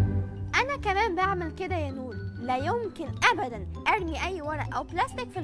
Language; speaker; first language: Arabic; native; Arabic